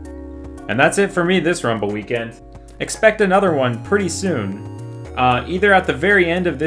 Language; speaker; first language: English; native; English